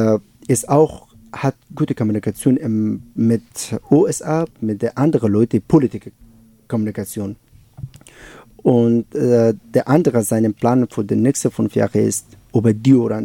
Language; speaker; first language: German; non-native, learner; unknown